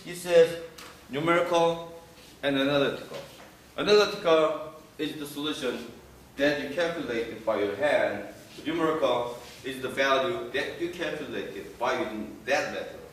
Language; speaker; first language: English; non-native, fluent; Korean